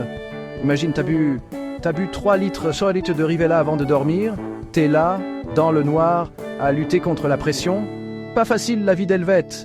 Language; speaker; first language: French; native; French